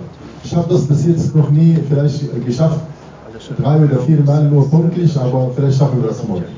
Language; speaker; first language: German; non-native, fluent; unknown